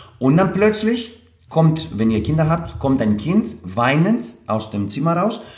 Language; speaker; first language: German; non-native, fluent; Greek